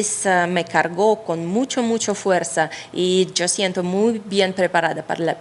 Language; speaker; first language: Spanish; non-native, fluent; Russian